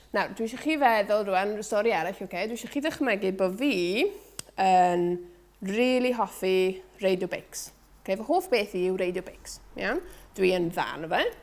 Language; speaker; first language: Welsh; native; Welsh